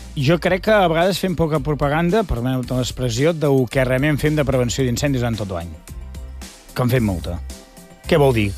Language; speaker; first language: Catalan; native; Catalan